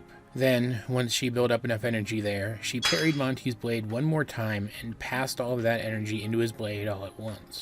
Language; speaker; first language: English; native; English